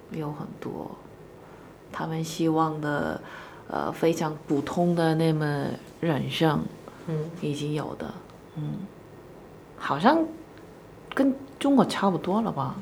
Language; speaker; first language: Chinese; non-native, learner; Korean